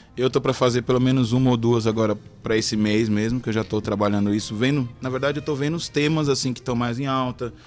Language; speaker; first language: Portuguese; native; Portuguese